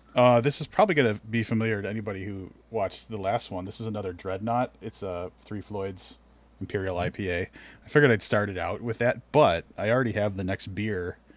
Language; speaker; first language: English; native; English